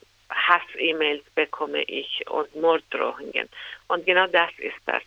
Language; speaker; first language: German; non-native, fluent; Persian